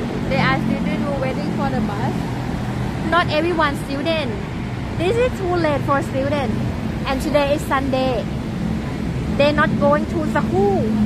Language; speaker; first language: English; non-native, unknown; Thai